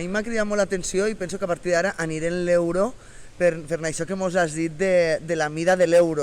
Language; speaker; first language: Catalan; native; Catalan